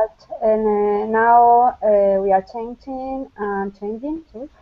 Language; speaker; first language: English; non-native, fluent; Spanish